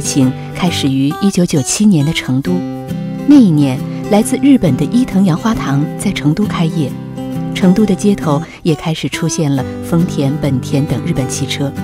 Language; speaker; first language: Chinese; native; Chinese